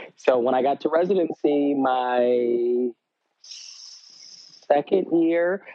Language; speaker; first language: English; native; English